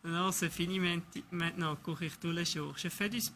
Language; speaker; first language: French; non-native, local second language; German